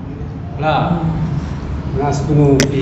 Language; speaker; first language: Arabic; non-native, learner; Indonesian